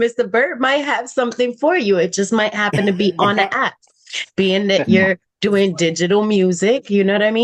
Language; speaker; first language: English; native; English